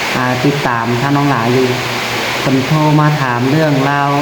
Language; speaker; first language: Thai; non-native, local second language; Lao